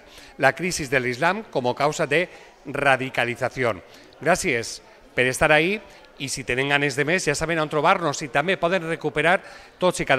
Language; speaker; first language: Spanish; non-native, local second language; Catalan